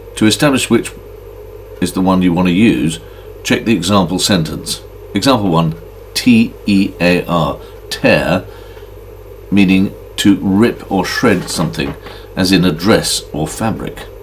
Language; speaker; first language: English; native; English